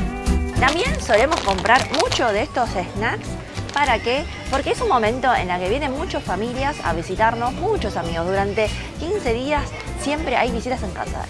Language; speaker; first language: Spanish; early bilingual, other home language; Chinese